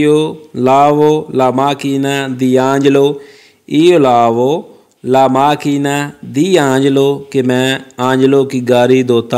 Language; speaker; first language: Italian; non-native, fluent; Punjabi